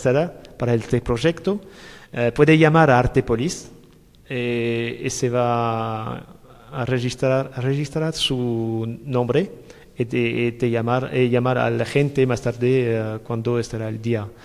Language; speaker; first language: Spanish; non-native, learner; French